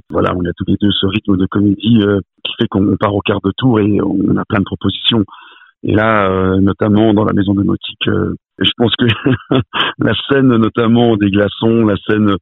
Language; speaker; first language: French; native; French